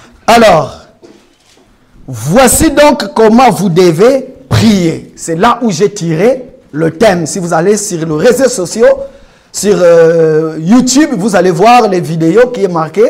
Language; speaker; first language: French; non-native, local second language; Lingala